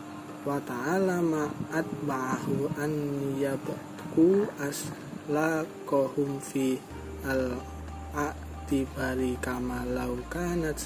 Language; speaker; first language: Arabic; non-native, learner; Indonesian